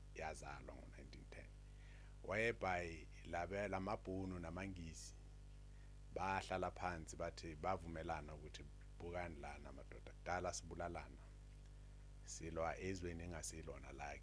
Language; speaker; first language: Zulu; non-native, local second language; Xhosa